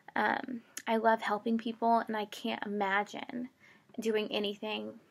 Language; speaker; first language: English; native; English